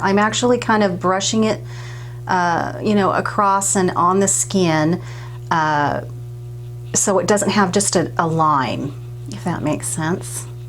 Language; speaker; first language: English; native; English